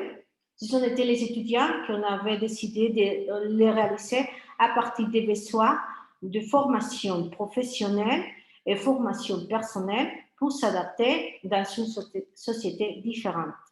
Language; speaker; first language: French; non-native, fluent; Spanish